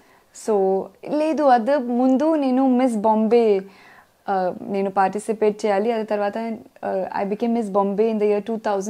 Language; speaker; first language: Telugu; non-native, learner; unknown